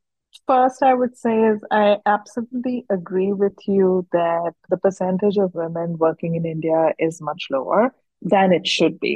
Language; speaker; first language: English; non-native, local second language; Hindi